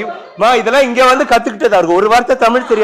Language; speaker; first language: Tamil; native; Tamil